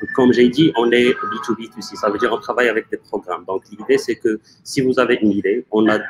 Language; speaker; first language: French; non-native, local second language; Arabic